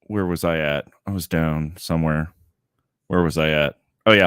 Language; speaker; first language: English; native; English